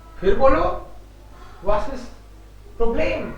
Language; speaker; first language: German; non-native, fluent; Hindi